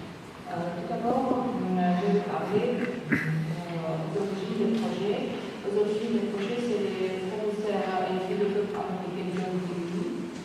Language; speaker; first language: French; non-native, fluent; Georgian